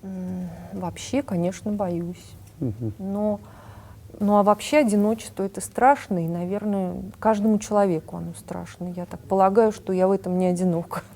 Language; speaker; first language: Russian; native; Russian